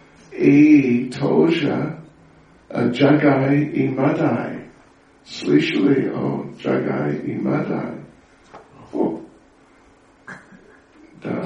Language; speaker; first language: Russian; non-native, learner; English